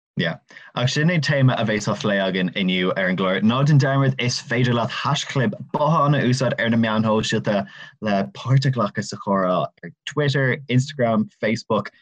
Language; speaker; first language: Irish; non-native, local second language; English